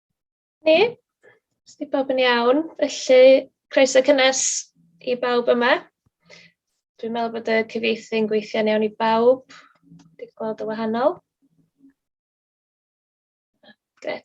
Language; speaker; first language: Welsh; native; Welsh